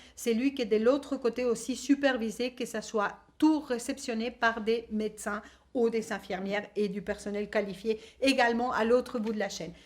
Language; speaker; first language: French; native; French